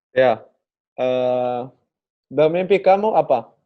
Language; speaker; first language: Indonesian; non-native, learner; Dutch